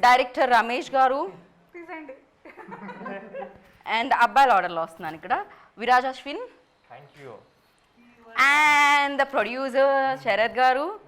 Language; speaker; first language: Telugu; native; Telugu